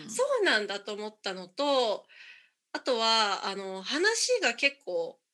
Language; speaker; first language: Japanese; native; Japanese